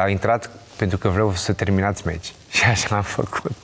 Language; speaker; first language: Romanian; non-native, learner; Portuguese